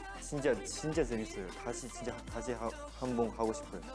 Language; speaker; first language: Korean; non-native, learner; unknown